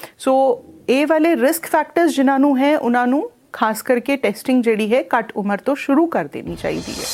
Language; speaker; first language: Punjabi; non-native, local second language; Hindi